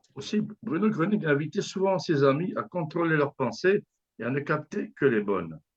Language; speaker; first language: French; native; French